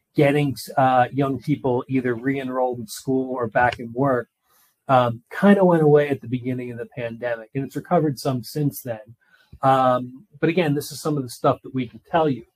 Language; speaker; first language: English; native; English